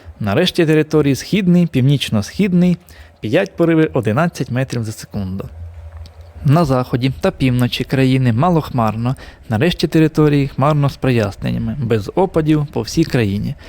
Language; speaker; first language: Ukrainian; native; Ukrainian